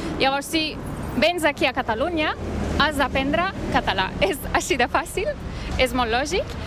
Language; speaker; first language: Catalan; non-native, fluent; Turkish